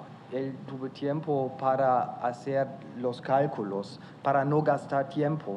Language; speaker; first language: Spanish; non-native, fluent; German